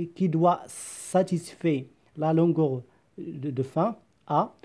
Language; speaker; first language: French; non-native, local second language; Arabic